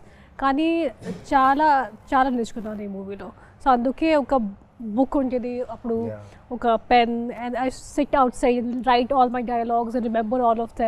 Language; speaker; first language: Telugu; non-native, fluent; Hindi